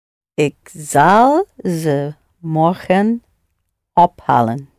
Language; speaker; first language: Dutch; non-native, learner; English